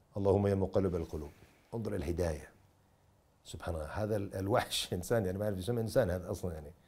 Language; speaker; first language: Arabic; non-native, fluent; English